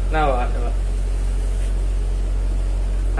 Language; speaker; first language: Indonesian; native; Indonesian